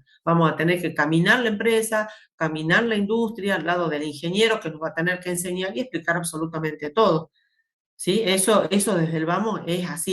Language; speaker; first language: Spanish; native; Spanish